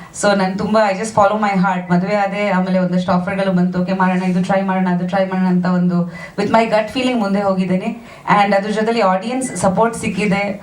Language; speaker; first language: Kannada; non-native, fluent; Bangla